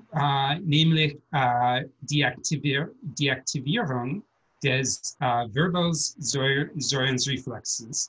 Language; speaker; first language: German; non-native, learner; English